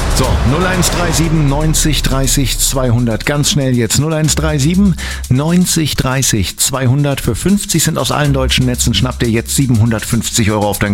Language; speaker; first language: German; native; German